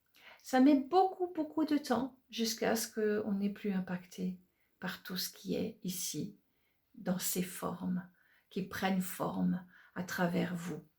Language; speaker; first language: French; native; French